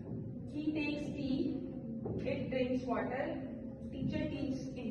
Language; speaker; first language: English; non-native, learner; Urdu